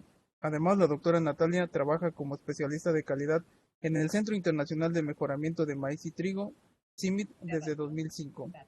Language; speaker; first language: Spanish; native; Spanish